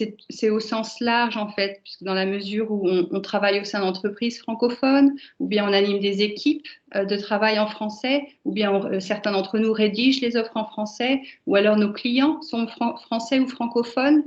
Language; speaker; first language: French; native; French